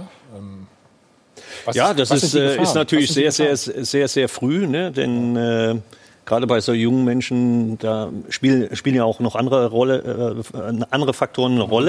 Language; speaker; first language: German; native; German